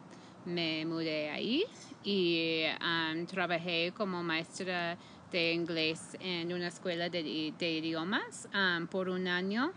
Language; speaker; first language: Spanish; non-native, fluent; English